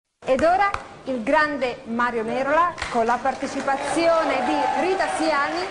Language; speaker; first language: Italian; native; Italian